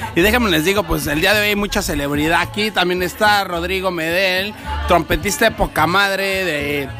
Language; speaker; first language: Spanish; native; Spanish